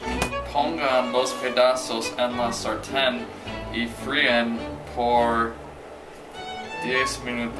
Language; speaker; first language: Spanish; non-native, learner; English